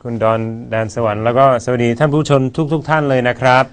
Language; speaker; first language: Thai; non-native, fluent; Swedish